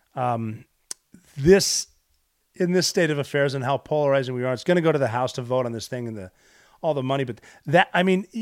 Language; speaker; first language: English; native; English